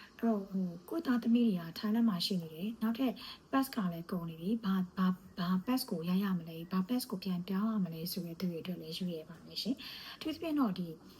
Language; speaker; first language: Burmese; native; Burmese